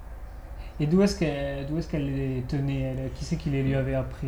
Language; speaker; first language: French; native; French